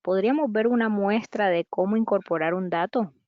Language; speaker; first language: Spanish; native; Spanish